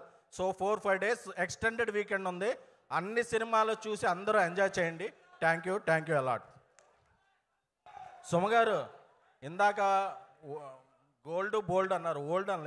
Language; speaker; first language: Telugu; native; Telugu